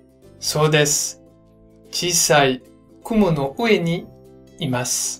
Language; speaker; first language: Japanese; non-native, fluent; French